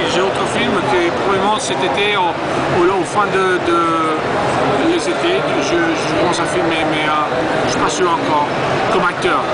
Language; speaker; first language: French; non-native, learner; English